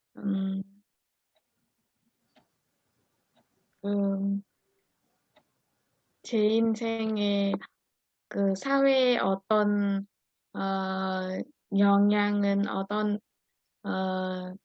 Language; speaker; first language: Korean; non-native, learner; Vietnamese